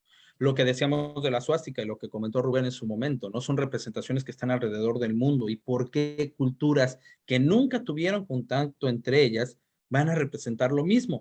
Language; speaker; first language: Spanish; native; Spanish